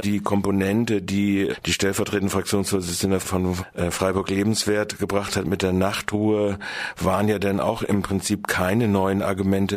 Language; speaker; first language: German; native; German